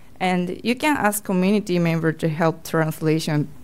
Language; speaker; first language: English; non-native, learner; Japanese